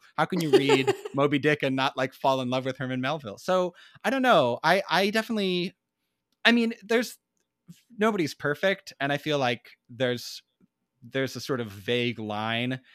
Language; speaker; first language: English; native; English